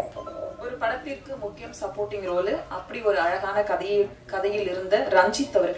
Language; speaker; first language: Tamil; native; Tamil